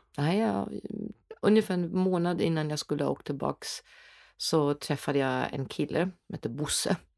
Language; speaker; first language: Swedish; non-native, fluent; German